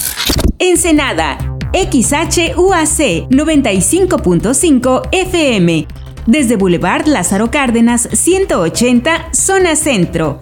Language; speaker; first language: Spanish; native; Spanish